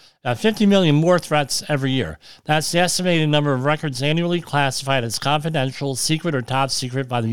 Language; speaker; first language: English; native; English